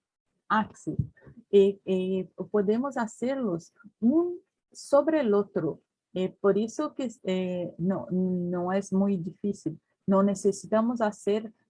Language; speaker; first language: Spanish; non-native, learner; Portuguese